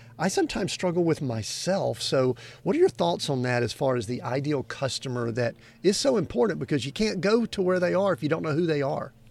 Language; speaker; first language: English; native; English